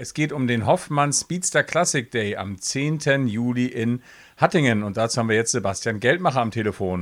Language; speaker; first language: German; native; German